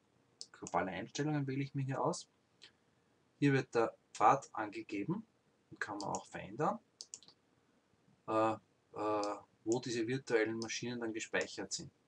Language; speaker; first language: German; native; German